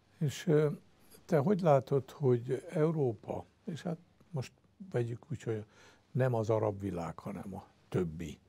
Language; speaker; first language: Hungarian; native; Hungarian